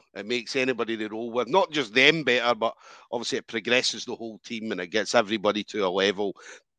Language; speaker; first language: English; native; English